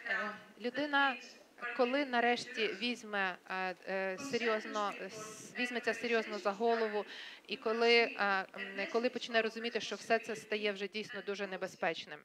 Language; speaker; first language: Ukrainian; native; Ukrainian